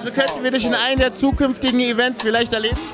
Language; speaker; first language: German; native; German